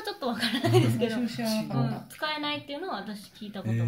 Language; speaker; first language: Japanese; native; Japanese